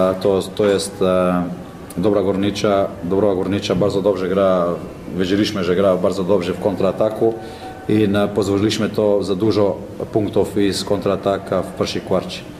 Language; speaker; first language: Polish; non-native, learner; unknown